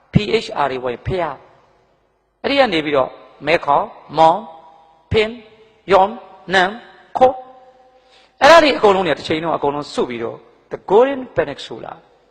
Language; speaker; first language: Burmese; non-native, local second language; Mon